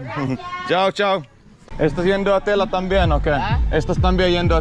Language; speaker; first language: Spanish; non-native, learner; Finnish